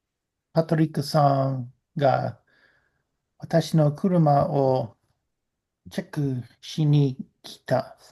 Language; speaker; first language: Japanese; non-native, learner; English